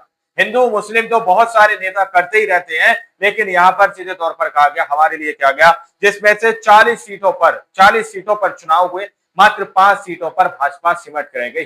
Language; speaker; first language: Hindi; native; Hindi